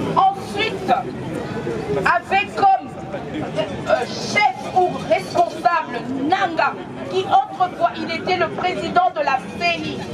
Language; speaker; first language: French; non-native, local second language; Lingala